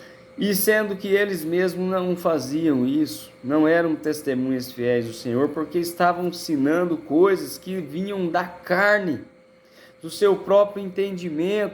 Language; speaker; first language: Portuguese; native; Portuguese